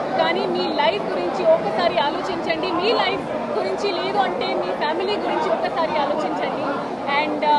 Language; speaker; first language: Telugu; non-native, learner; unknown